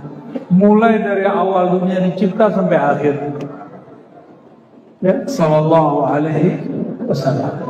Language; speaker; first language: Indonesian; native; Indonesian